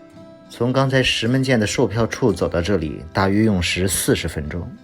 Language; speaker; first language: Chinese; native; Chinese